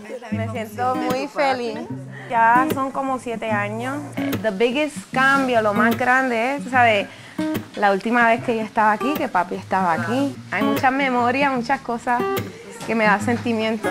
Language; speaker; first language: Spanish; early bilingual, other home language; English